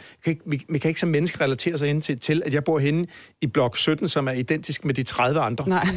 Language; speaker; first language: Danish; native; Danish